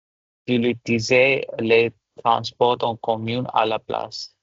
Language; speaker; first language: French; non-native, learner; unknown